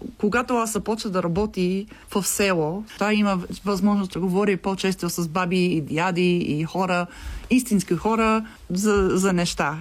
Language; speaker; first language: Bulgarian; non-native, learner; English